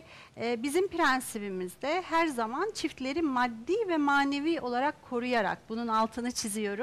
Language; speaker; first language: Turkish; native; Turkish